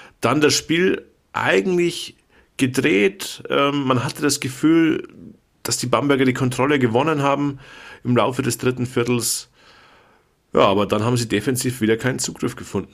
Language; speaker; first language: German; native; German